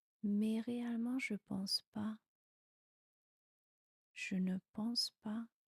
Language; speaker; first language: French; non-native, fluent; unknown